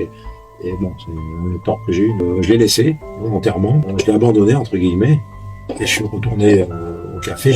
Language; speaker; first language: French; native; French